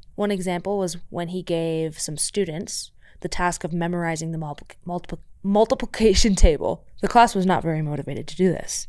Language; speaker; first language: English; native; English